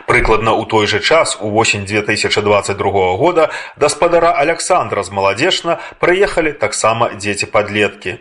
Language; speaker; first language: Belarusian; native; Belarusian